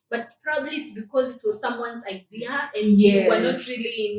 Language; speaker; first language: English; native; English